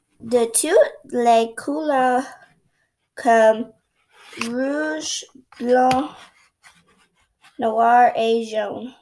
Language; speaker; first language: French; non-native, learner; English